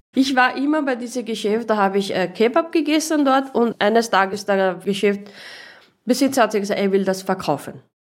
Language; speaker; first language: German; non-native, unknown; Urdu